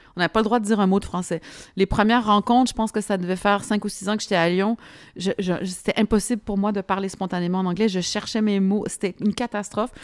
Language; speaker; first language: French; native; French